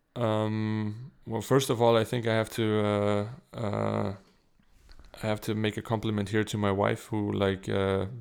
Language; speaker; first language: English; non-native, fluent; German